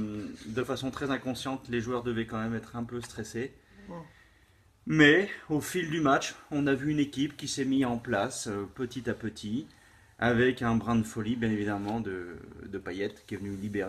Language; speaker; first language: French; native; French